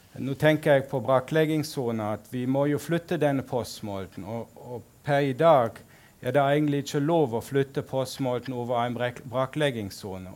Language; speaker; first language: Norwegian; non-native, fluent; German